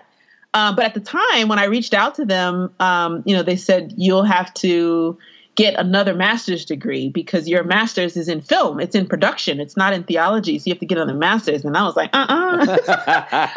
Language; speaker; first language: English; native; English